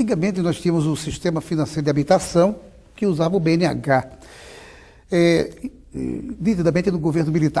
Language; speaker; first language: Portuguese; native; Portuguese